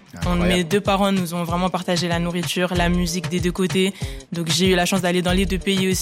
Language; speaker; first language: French; early bilingual, other home language; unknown